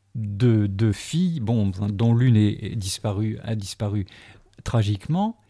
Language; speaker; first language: French; native; French